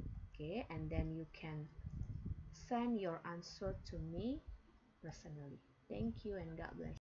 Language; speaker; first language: English; non-native, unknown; Indonesian